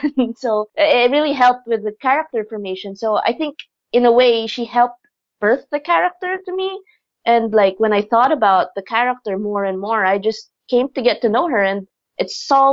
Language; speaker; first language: English; non-native, local second language; Filipino